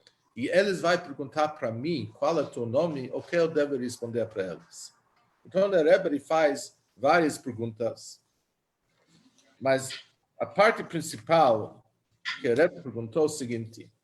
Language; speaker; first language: Portuguese; non-native, fluent; Hebrew